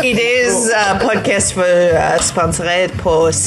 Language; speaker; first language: Danish; non-native, learner; English